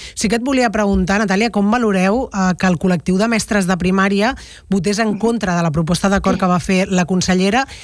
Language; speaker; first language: Catalan; native; Catalan